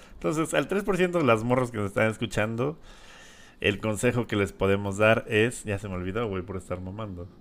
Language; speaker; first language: Spanish; native; Spanish